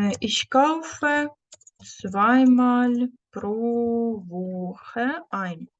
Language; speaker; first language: German; non-native, fluent; Ukrainian